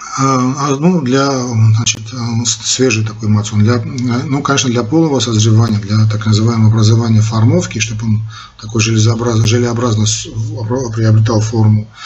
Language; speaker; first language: Russian; non-native, local second language; Armenian